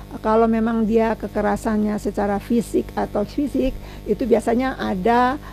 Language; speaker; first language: Indonesian; native; Indonesian